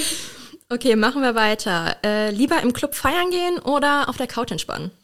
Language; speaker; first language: German; native; German